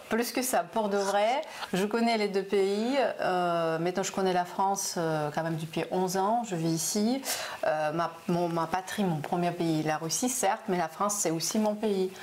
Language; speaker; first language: French; non-native, fluent; Russian